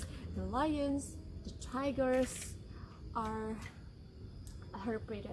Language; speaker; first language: English; non-native, learner; Indonesian